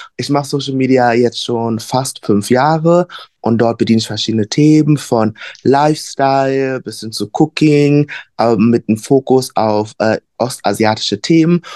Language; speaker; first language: German; early bilingual, other home language; Vietnamese